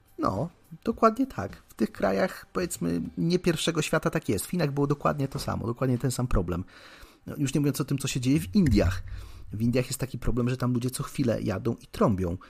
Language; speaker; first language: Polish; native; Polish